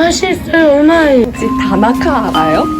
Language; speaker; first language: Korean; non-native, learner; Japanese